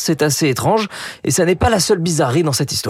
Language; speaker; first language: French; native; French